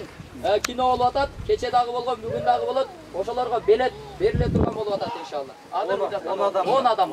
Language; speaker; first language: Kyrgyz; native; Kyrgyz